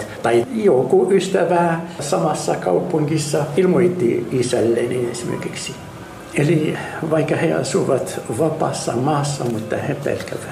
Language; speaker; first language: Finnish; non-native, fluent; Arabic